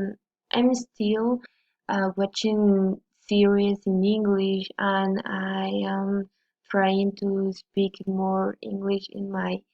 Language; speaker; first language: English; non-native, learner; Spanish